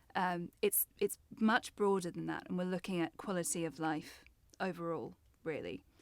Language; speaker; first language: English; native; English